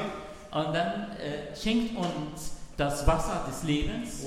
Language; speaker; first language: German; non-native, fluent; Arabic